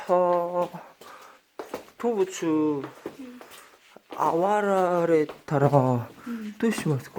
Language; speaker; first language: Japanese; non-native, learner; Korean